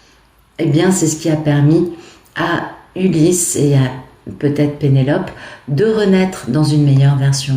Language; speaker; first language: French; native; French